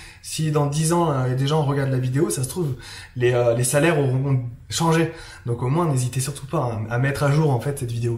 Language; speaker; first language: French; native; French